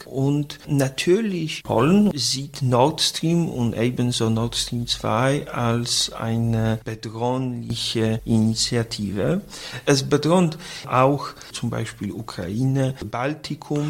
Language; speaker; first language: German; non-native, fluent; Polish